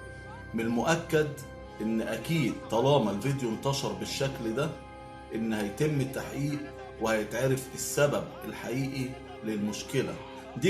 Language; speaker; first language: Arabic; native; Arabic